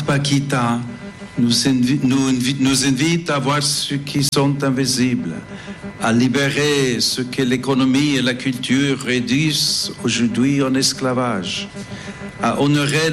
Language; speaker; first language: French; non-native, fluent; English